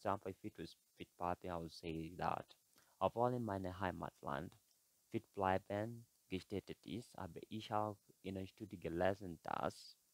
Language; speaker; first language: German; non-native, fluent; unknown